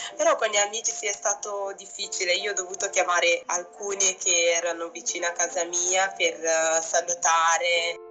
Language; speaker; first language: Italian; non-native, fluent; Upper Guinea Crioulo